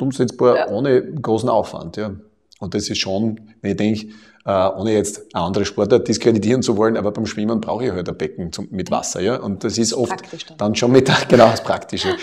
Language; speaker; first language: German; native; German